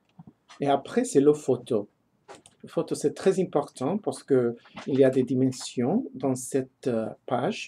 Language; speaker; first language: French; non-native, fluent; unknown